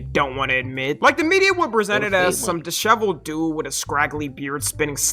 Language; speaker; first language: English; native; English